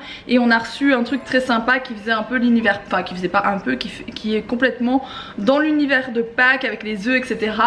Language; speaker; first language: French; native; French